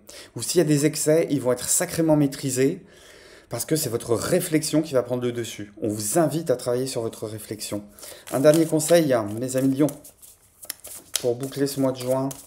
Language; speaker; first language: French; native; French